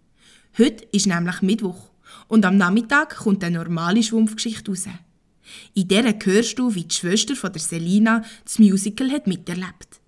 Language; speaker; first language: German; native; German